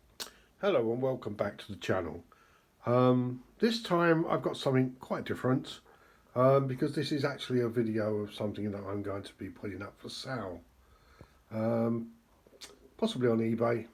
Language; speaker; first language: English; native; English